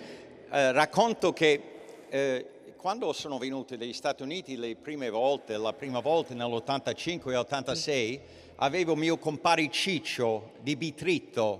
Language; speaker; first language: Italian; early bilingual, heritage; English